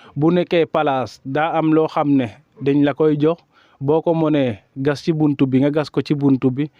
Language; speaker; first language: Wolof; non-native, local second language; Serer